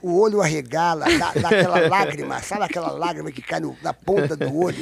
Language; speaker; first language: Portuguese; native; Portuguese